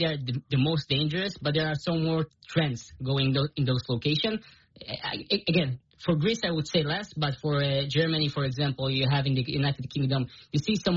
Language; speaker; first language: English; non-native, fluent; Hebrew